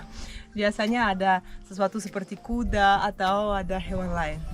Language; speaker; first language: Indonesian; non-native, fluent; Russian